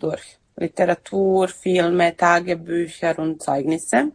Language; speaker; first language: German; non-native, fluent; Serbian